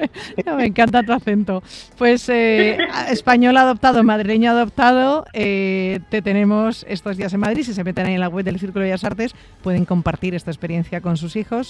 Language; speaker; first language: Spanish; native; Spanish